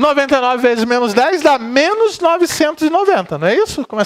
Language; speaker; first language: Portuguese; native; Portuguese